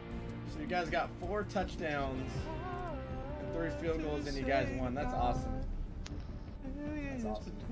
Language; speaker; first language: English; native; English